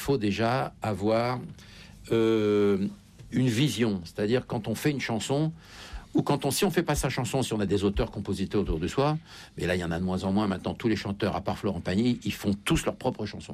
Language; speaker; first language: French; native; French